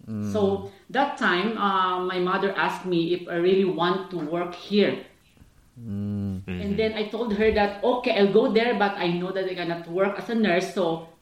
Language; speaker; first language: English; non-native, local second language; Hiligaynon